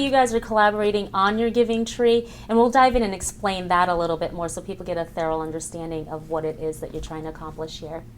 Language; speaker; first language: English; native; English